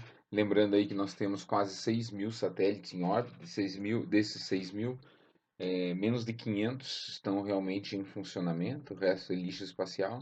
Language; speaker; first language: Portuguese; native; Portuguese